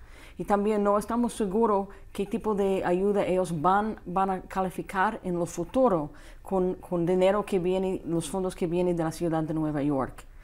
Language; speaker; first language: Spanish; non-native, fluent; English